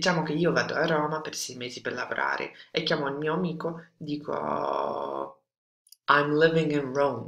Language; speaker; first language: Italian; non-native, fluent; English